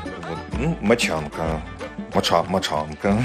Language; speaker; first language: Polish; non-native, learner; Russian